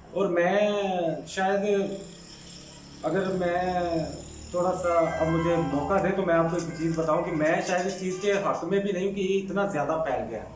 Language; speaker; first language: Urdu; non-native, local second language; Punjabi